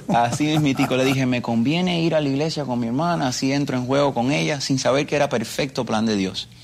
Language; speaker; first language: Spanish; early bilingual, other home language; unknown